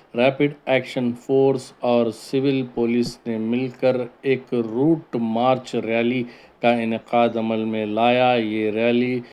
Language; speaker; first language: Urdu; native; Urdu